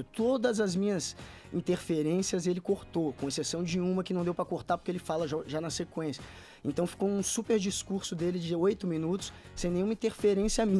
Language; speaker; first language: Portuguese; native; Portuguese